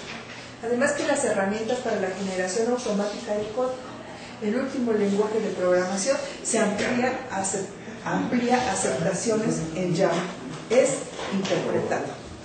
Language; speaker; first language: Spanish; native; Spanish